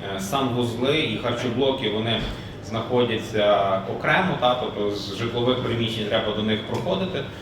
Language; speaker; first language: Ukrainian; native; Ukrainian